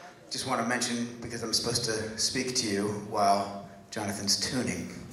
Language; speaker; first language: English; native; English